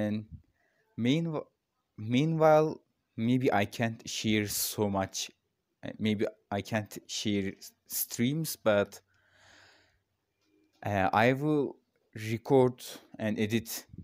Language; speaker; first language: English; non-native, learner; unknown